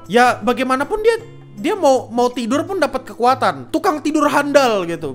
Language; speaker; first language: Indonesian; native; Indonesian